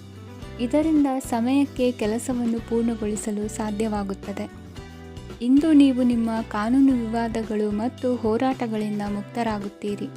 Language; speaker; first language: Kannada; native; Kannada